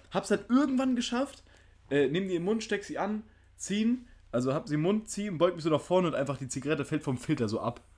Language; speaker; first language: German; native; German